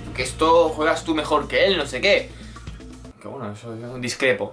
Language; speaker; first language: Spanish; native; Spanish